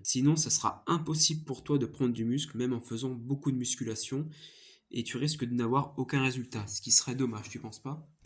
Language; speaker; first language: French; native; French